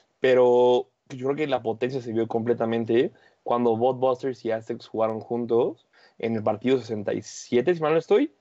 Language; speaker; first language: Spanish; native; Spanish